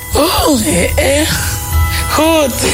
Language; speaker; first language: Dutch; non-native, local second language; Papiamento